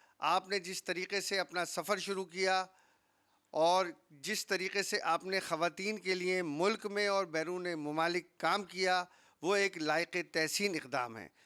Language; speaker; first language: Urdu; native; Urdu